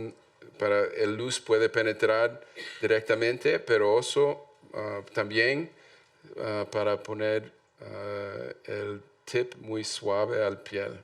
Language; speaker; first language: Spanish; non-native, learner; English